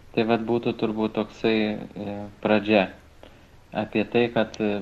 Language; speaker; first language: Lithuanian; native; Lithuanian